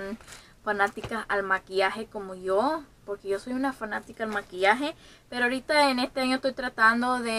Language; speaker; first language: Spanish; early bilingual, heritage; Spanish